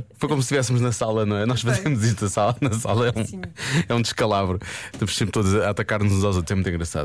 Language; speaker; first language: Portuguese; native; Portuguese